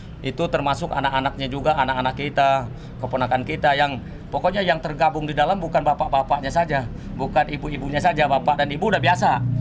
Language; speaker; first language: Indonesian; non-native, local second language; Minangkabau